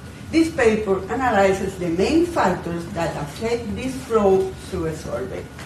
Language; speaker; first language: English; non-native, fluent; Spanish